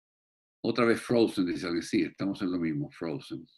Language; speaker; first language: Spanish; native; Spanish